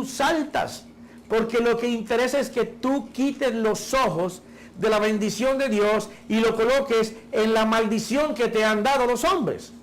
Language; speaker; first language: Spanish; native; Spanish